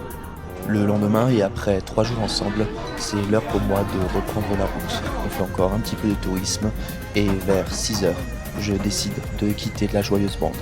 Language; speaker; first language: French; native; French